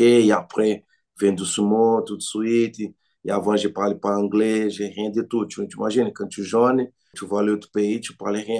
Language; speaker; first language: French; non-native, learner; Portuguese